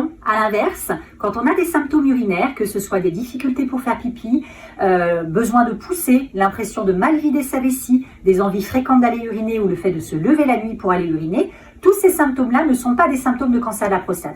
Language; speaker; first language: French; native; French